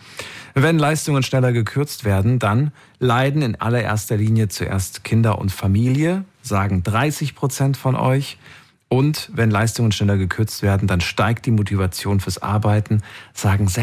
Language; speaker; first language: German; native; German